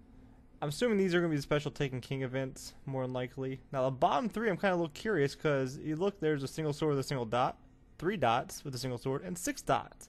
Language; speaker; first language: English; native; English